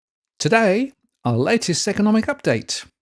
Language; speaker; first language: English; native; English